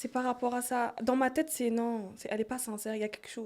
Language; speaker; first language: French; native; French